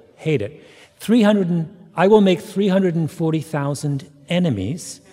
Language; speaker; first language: English; native; English